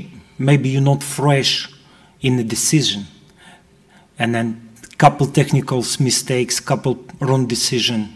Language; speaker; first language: English; non-native, fluent; Russian